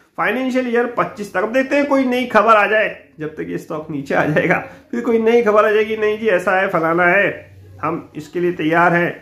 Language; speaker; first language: Hindi; native; Hindi